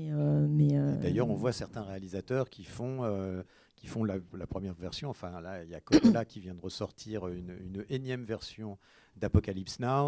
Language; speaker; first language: French; native; French